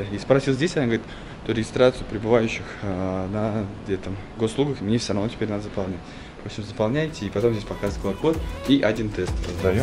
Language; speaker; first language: Russian; native; Russian